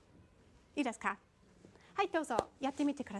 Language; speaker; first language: Japanese; non-native, fluent; English